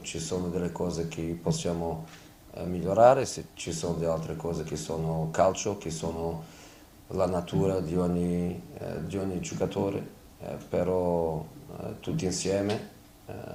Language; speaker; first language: Italian; non-native, fluent; Portuguese